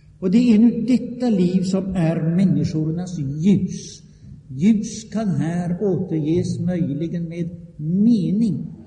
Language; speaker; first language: Swedish; native; Swedish